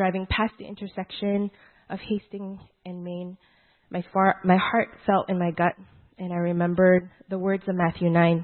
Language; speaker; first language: English; native; English